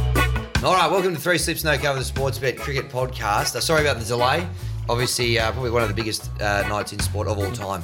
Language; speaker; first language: English; native; English